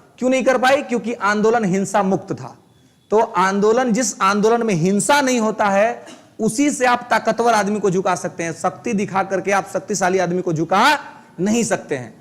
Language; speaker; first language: Hindi; native; Hindi